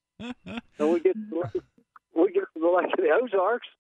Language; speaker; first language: English; native; English